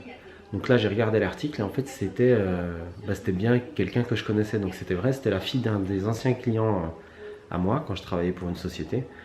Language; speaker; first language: French; native; French